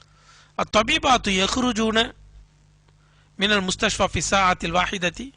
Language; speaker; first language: Arabic; non-native, fluent; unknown